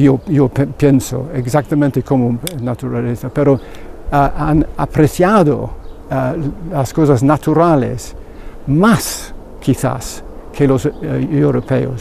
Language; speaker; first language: Spanish; non-native, fluent; English